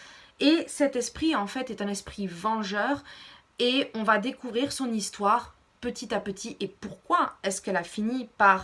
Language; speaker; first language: French; native; French